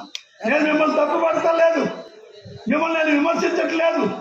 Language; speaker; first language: Telugu; native; Telugu